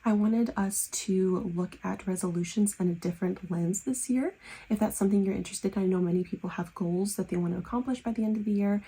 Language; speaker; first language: English; native; English